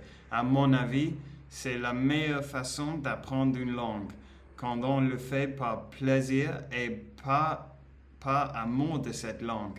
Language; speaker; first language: French; non-native, learner; Spanish